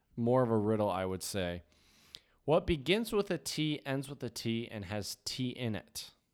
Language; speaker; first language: English; native; English